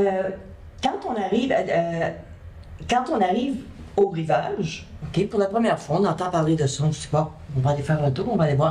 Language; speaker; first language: French; native; French